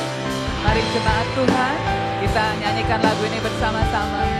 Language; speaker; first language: Indonesian; native; Indonesian